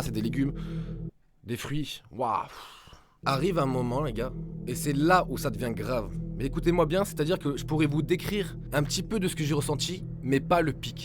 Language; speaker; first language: French; native; French